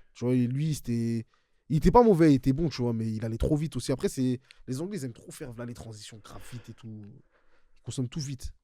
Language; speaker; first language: French; native; French